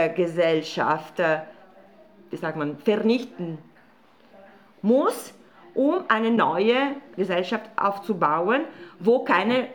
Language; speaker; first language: German; non-native, fluent; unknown